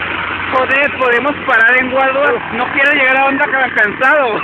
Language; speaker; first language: Spanish; native; Spanish